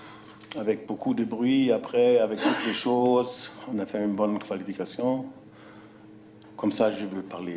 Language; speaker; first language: French; non-native, fluent; German